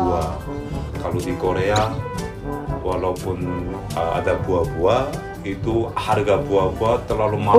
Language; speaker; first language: Indonesian; non-native, fluent; Korean